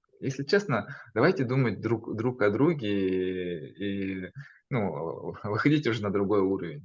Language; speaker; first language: Russian; native; Russian